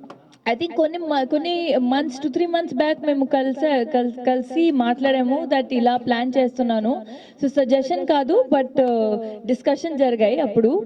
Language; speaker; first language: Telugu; non-native, fluent; Hindi